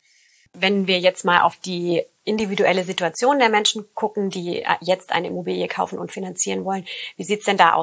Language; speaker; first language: German; native; German